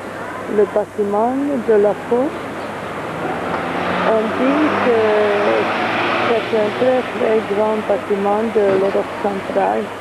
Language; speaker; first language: French; non-native, fluent; Hungarian